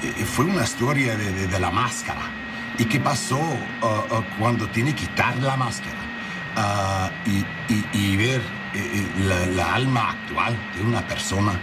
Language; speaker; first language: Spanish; non-native, learner; English